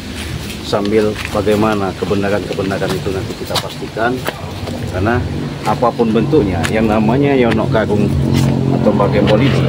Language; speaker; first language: Indonesian; native; Indonesian